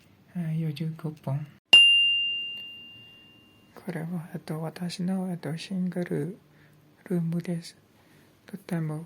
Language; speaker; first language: Japanese; non-native, learner; Burmese